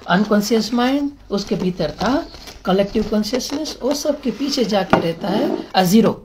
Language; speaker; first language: Hindi; non-native, local second language; Gujarati